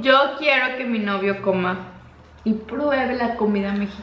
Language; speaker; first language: Spanish; early bilingual, heritage; Spanish